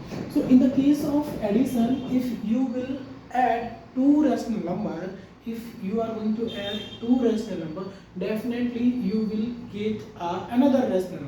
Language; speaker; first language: English; non-native, local second language; Hindi